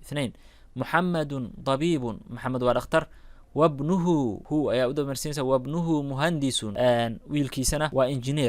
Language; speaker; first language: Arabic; non-native, local second language; Somali